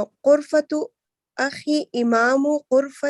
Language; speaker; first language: Arabic; non-native, learner; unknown